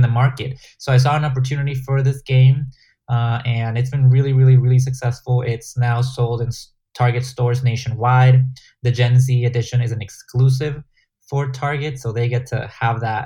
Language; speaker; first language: English; non-native, fluent; Spanish